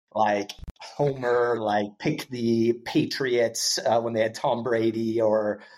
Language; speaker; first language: English; native; English